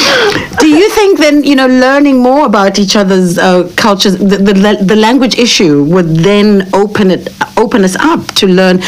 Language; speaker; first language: English; non-native, local second language; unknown